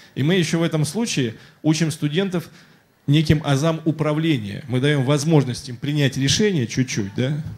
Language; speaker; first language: Russian; native; Russian